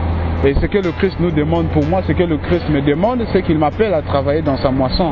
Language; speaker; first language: French; non-native, local second language; Kongo